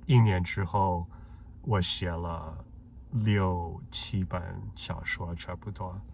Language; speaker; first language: Chinese; non-native, fluent; English